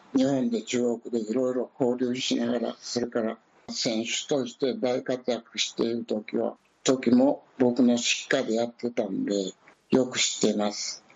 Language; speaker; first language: Japanese; early bilingual, other home language; Chinese